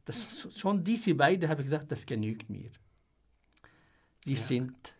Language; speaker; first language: German; non-native, fluent; Arabic